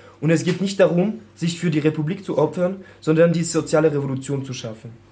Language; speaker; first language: German; non-native, fluent; French